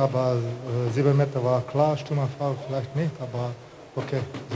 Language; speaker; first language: German; non-native, learner; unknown